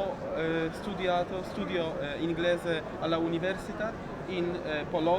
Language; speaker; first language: Italian; non-native, learner; Polish